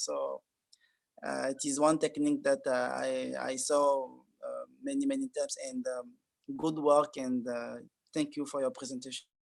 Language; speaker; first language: English; non-native, learner; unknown